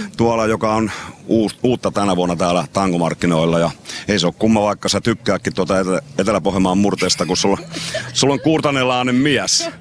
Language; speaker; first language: Finnish; native; Finnish